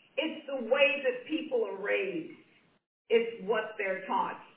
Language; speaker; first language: English; native; English